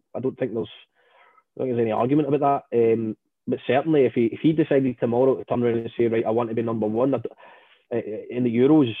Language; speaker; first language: English; native; English